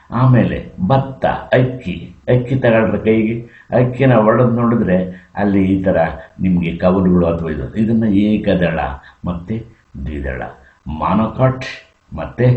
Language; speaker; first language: Kannada; native; Kannada